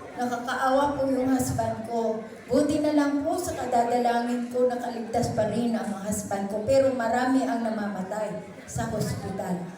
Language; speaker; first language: Filipino; native; Filipino